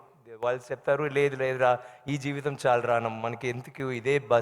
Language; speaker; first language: Telugu; non-native, learner; Tamil